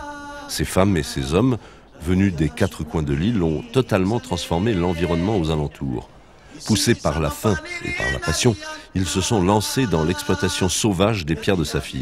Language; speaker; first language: French; native; French